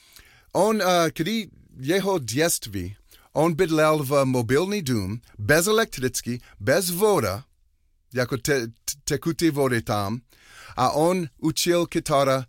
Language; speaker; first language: Czech; non-native, learner; English